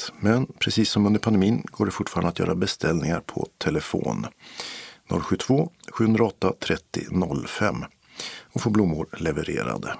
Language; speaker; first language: Swedish; native; Swedish